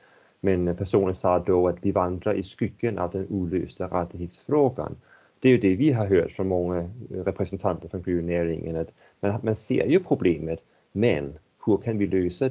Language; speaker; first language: Swedish; native; Swedish